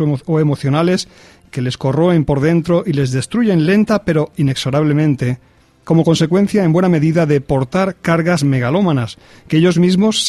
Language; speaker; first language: Spanish; native; Spanish